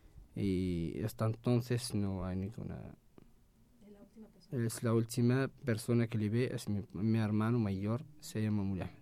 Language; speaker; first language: Spanish; non-native, learner; Arabic